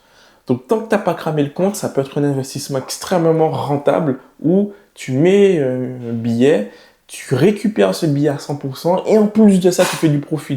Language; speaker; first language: French; native; French